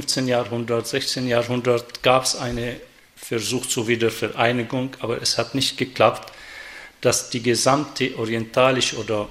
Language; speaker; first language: German; non-native, fluent; Arabic